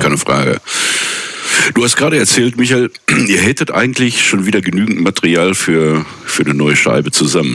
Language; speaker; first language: German; native; German